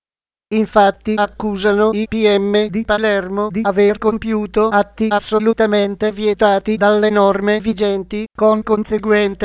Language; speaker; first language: Italian; native; Italian